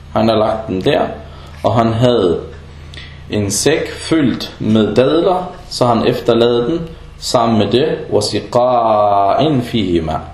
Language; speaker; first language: Danish; non-native, fluent; Arabic